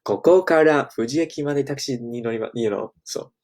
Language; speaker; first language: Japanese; non-native, fluent; English